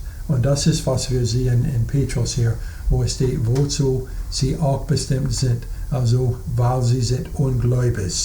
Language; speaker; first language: German; non-native, fluent; English